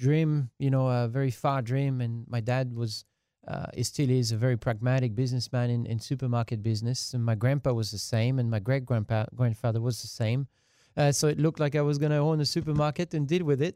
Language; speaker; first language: English; non-native, fluent; French